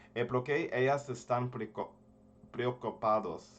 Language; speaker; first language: Spanish; early bilingual, heritage; English